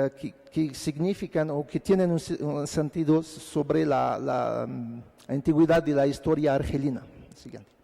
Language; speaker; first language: Spanish; non-native, fluent; Arabic